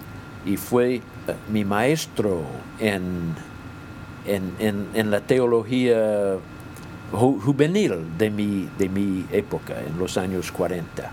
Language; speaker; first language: Spanish; non-native, fluent; English